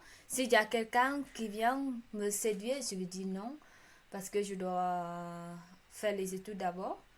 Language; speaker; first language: French; non-native, learner; Khmer